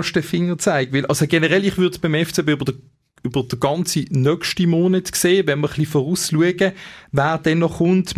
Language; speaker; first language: German; native; German